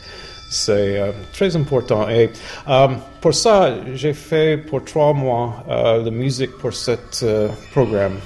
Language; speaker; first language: French; non-native, learner; English